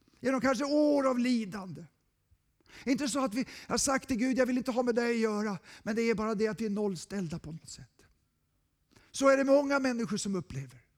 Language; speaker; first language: Swedish; native; Swedish